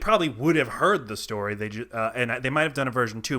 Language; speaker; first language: English; native; English